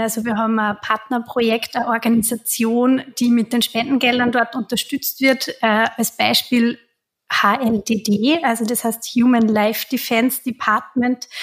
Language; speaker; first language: German; native; German